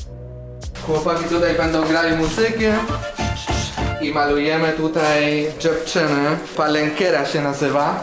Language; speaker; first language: Polish; non-native, learner; Spanish